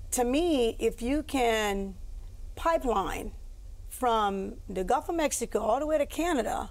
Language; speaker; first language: English; early bilingual, other home language; French